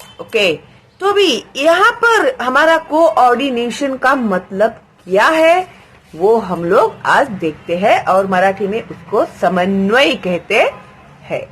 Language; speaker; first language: Hindi; non-native, local second language; Marathi